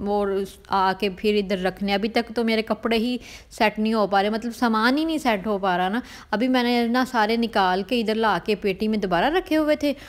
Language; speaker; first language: Urdu; non-native, local second language; Punjabi